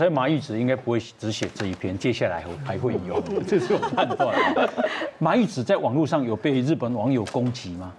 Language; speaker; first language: Chinese; native; Chinese